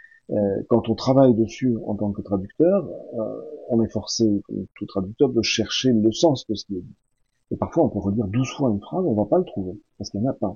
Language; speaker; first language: French; native; French